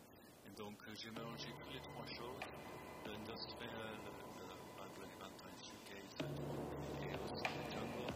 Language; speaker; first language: French; non-native, fluent; English